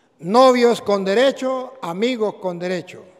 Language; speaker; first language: Spanish; native; Spanish